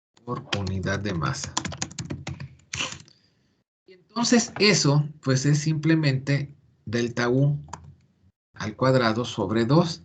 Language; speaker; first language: Spanish; native; Spanish